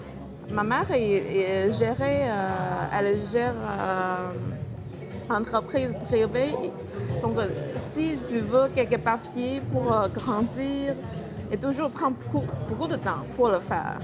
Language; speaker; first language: French; non-native, learner; Chinese